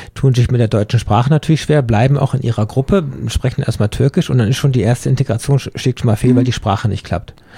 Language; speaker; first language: German; native; German